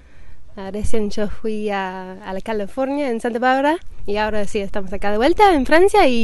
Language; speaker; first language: Spanish; non-native, fluent; English